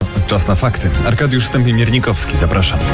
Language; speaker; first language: Polish; native; Polish